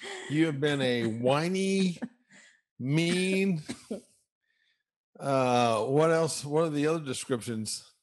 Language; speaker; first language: English; native; English